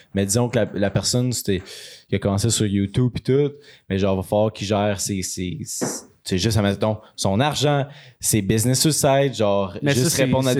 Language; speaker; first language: French; native; French